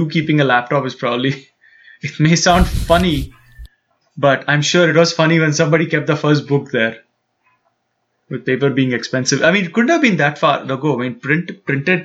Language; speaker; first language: English; non-native, local second language; Tamil